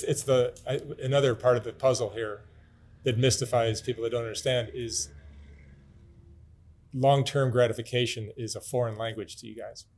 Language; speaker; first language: English; native; English